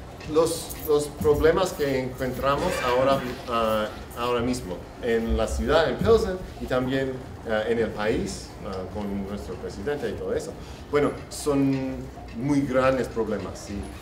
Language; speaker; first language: Spanish; non-native, learner; English